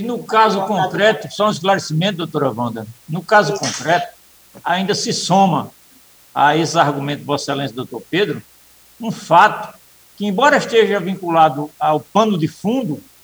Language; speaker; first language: Portuguese; native; Portuguese